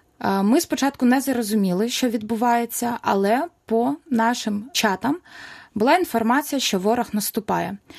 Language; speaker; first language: Ukrainian; non-native, local second language; Russian